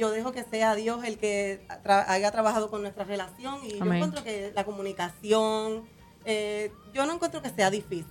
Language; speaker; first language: Spanish; native; Spanish